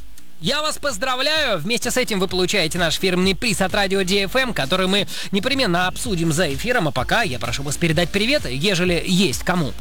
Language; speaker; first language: Russian; native; Russian